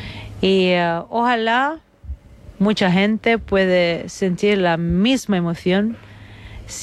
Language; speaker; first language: Spanish; non-native, fluent; Italian